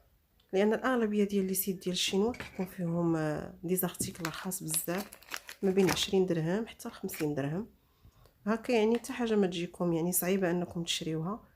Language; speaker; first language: Arabic; native; Arabic